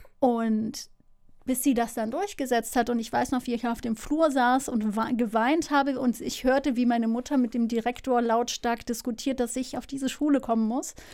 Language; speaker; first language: German; early bilingual, other home language; Turkish